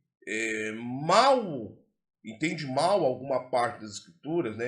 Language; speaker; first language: Portuguese; native; Portuguese